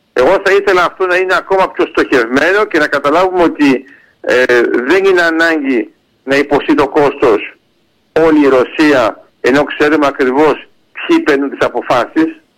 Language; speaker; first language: Greek; early bilingual, heritage; Greek